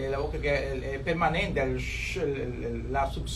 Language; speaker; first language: Spanish; native; Spanish